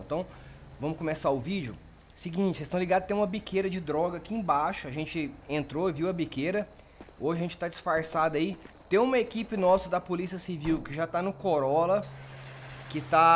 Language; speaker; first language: Portuguese; native; Portuguese